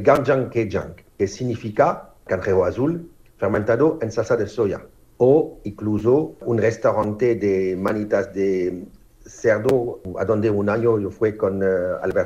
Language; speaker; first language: Spanish; non-native, learner; French